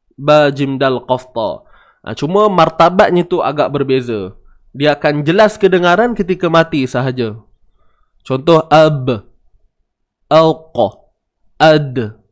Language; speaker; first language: Malay; native; Malay